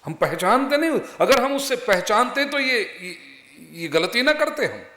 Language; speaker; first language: Hindi; non-native, local second language; Gujarati